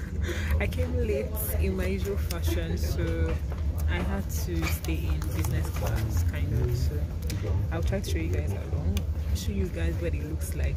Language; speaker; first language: English; non-native, local second language; Igbo